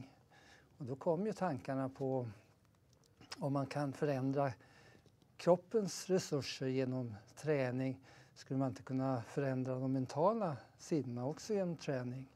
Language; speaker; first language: Swedish; native; Swedish